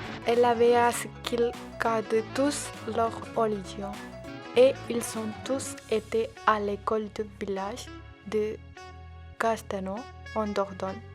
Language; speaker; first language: French; non-native, learner; Tamil